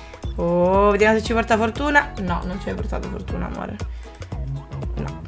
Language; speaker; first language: Italian; native; Italian